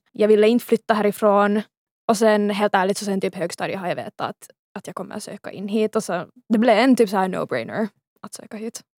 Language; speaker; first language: Swedish; native; Swedish